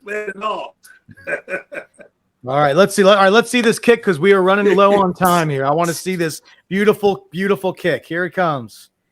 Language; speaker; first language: English; native; English